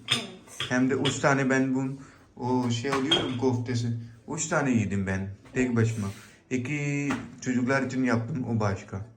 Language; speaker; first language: Turkish; non-native, learner; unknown